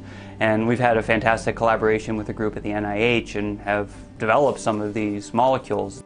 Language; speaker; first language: English; native; English